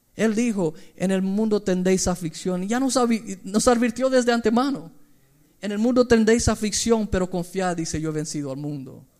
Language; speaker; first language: Spanish; early bilingual, heritage; Spanish